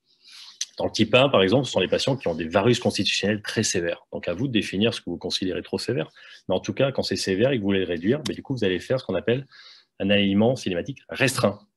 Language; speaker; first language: French; native; French